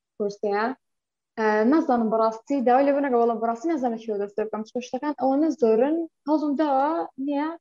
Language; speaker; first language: Central Kurdish; non-native, local second language; Kurdish